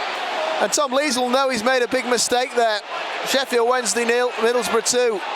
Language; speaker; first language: English; native; English